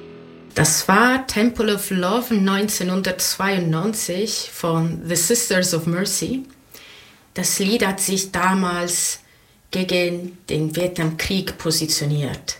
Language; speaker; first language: German; non-native, fluent; Italian